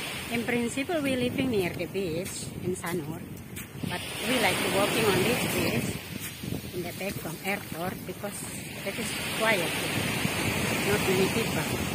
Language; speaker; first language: English; non-native, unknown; Indonesian